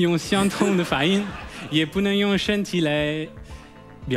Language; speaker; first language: Chinese; non-native, fluent; French